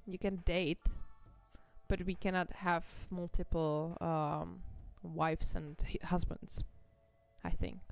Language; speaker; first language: English; non-native, fluent; Czech